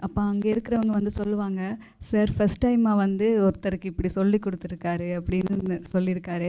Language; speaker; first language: Tamil; non-native, learner; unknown